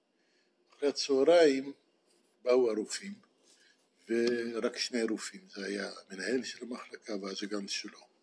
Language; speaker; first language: Hebrew; non-native, fluent; Dutch